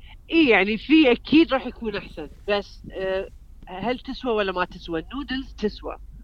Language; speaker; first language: Arabic; early bilingual, heritage; Arabic